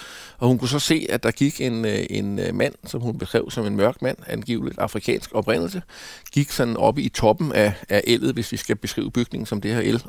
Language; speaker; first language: Danish; native; Danish